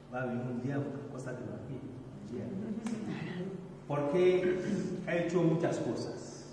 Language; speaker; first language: Spanish; non-native, fluent; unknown